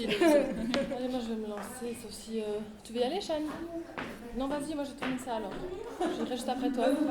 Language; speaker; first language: French; native; French